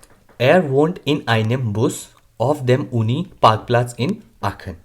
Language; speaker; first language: German; non-native, learner; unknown